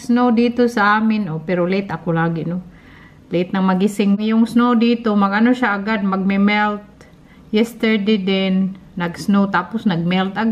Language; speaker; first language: Filipino; non-native, local second language; Cebuano